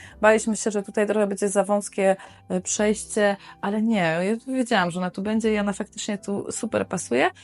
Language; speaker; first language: Polish; native; Polish